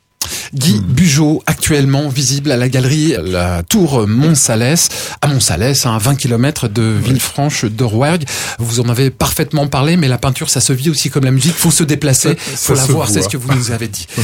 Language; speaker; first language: French; native; French